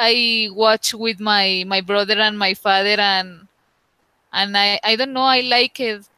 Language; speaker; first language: English; non-native, learner; Spanish